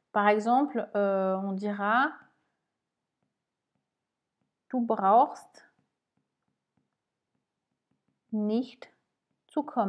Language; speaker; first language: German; non-native, fluent; French